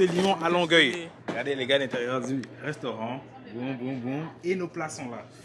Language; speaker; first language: French; native; French